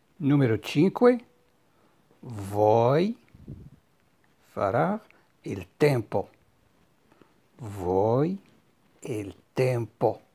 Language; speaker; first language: Italian; non-native, fluent; Arabic